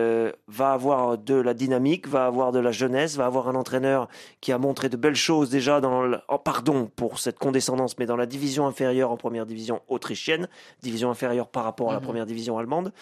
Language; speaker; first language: French; native; French